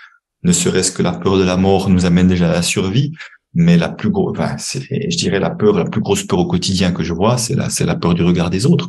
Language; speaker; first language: French; native; French